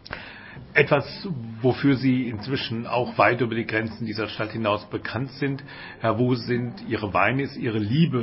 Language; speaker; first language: German; native; German